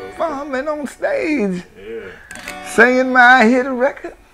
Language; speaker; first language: English; native; English